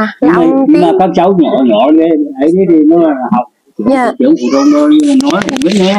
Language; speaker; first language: Vietnamese; early bilingual, heritage; Vietnamese